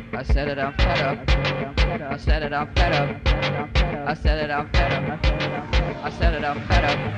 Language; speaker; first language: English; native; English